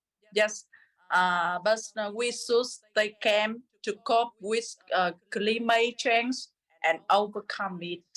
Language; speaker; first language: English; non-native, learner; Vietnamese